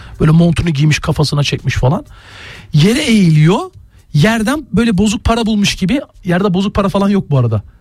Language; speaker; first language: Turkish; native; Turkish